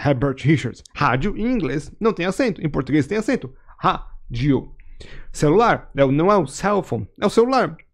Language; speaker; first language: Portuguese; native; Portuguese